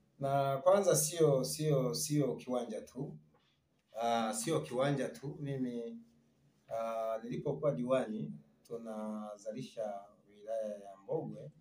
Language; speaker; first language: Swahili; non-native, local second language; Sukuma